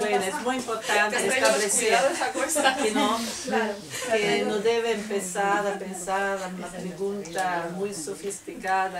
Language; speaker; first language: Spanish; non-native, fluent; Italian